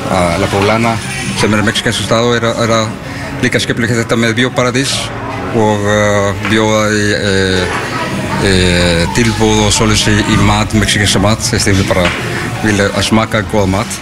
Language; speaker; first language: Icelandic; non-native, learner; Spanish